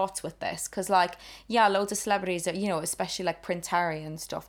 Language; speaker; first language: English; native; English